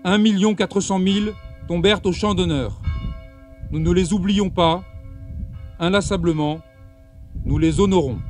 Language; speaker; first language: French; native; French